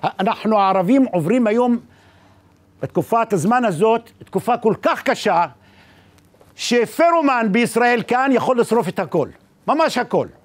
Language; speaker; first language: Hebrew; non-native, local second language; Arabic